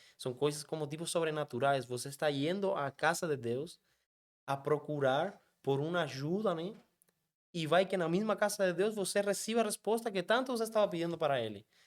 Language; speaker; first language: Portuguese; non-native, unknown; Spanish